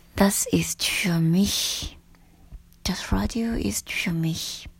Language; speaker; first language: German; non-native, learner; Japanese